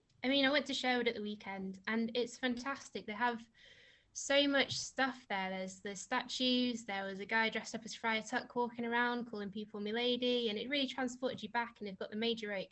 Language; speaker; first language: English; native; English